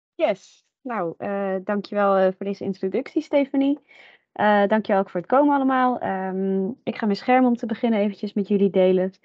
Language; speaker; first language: Dutch; native; Dutch